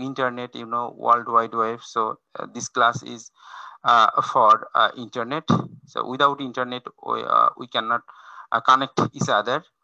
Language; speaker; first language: English; non-native, local second language; Bangla